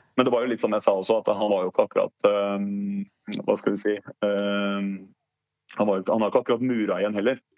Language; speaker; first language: Norwegian; native; Norwegian